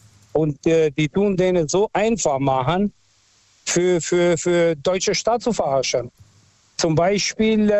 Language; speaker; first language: German; non-native, fluent; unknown